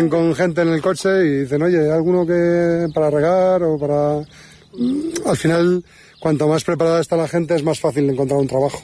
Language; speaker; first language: Spanish; native; Spanish